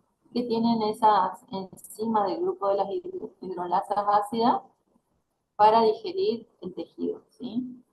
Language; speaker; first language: Spanish; native; Spanish